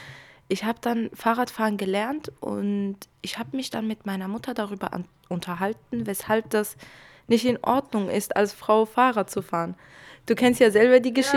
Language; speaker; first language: German; early bilingual, other home language; Kurdish